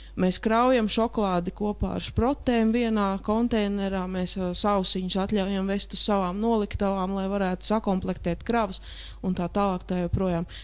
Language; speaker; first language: Latvian; native; Latvian